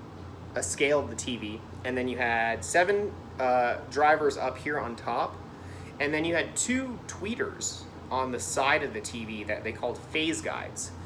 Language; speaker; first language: English; native; English